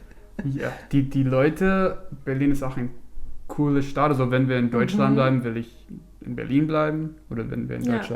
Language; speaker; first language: German; non-native, fluent; English